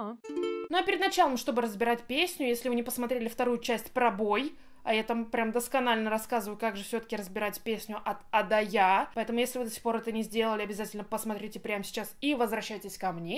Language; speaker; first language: Russian; native; Russian